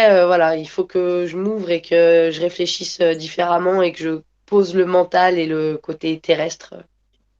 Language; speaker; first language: French; native; French